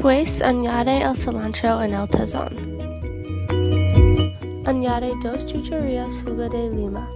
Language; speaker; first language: Spanish; non-native, learner; English